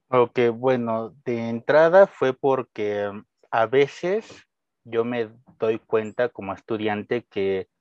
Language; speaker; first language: Spanish; native; Spanish